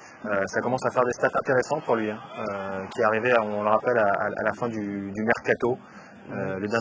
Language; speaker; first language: French; native; French